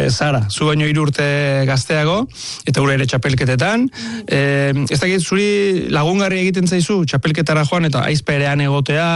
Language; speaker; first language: Basque; native; Basque